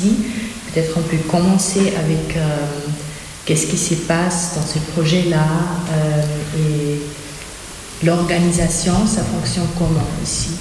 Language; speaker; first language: French; non-native, learner; German